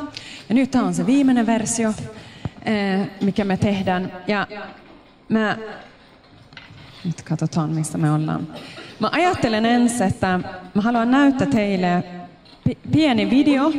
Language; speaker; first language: Finnish; non-native, local second language; Swedish